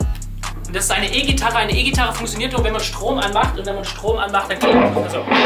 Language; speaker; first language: German; native; German